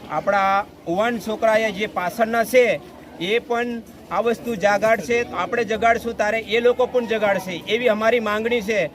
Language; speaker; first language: Gujarati; non-native, local second language; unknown